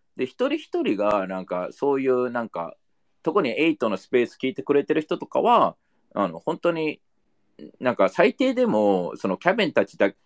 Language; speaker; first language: Japanese; non-native, fluent; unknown